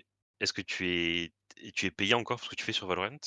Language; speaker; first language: French; native; French